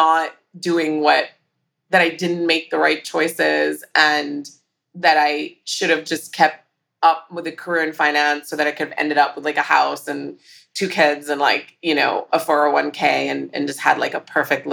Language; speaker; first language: English; native; English